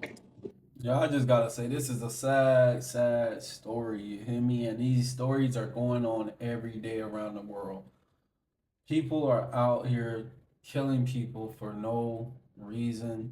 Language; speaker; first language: English; native; English